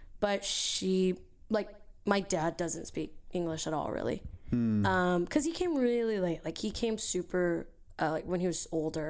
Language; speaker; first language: English; early bilingual, other home language; Spanish